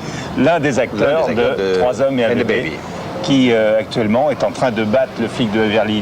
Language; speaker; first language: French; native; French